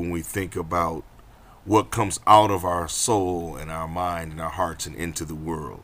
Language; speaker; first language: English; native; English